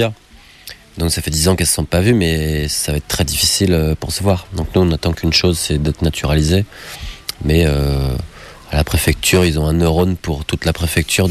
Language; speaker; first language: French; native; French